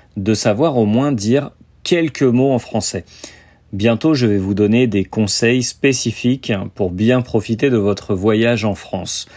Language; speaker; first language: French; native; French